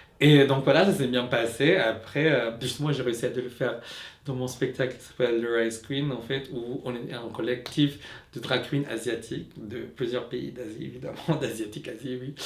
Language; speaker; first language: French; non-native, fluent; Filipino